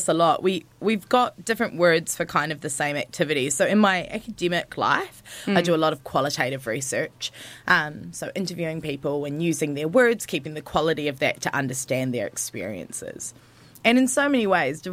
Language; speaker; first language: English; native; English